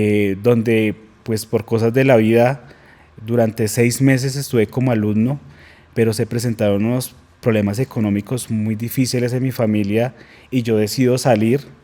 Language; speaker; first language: Spanish; native; Spanish